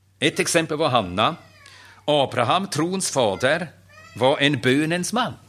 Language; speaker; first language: Swedish; non-native, fluent; German